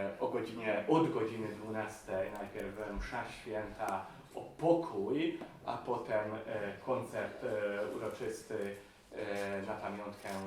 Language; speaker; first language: Polish; non-native, fluent; Hungarian